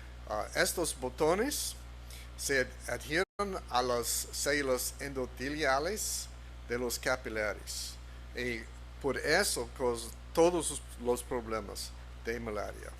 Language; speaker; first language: Spanish; non-native, fluent; English